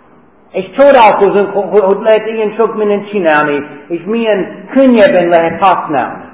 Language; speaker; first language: Hungarian; early bilingual, heritage; Hungarian